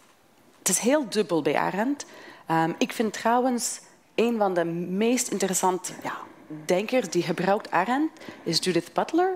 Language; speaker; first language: Dutch; non-native, fluent; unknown